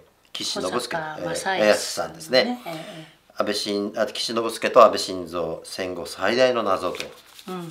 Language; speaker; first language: Japanese; native; Japanese